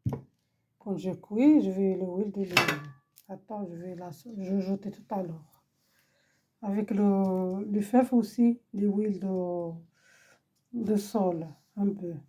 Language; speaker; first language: French; non-native, learner; Arabic